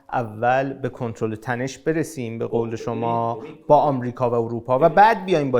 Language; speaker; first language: Persian; native; Persian